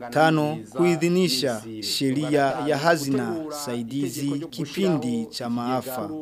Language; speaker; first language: Swahili; non-native, local second language; Rundi